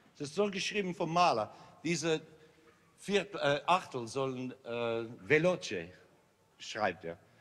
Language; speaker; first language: German; non-native, fluent; English